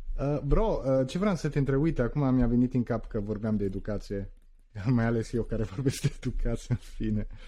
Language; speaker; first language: Romanian; early bilingual, heritage; Romanian